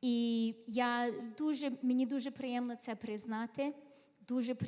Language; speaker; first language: Ukrainian; early bilingual, heritage; Ukrainian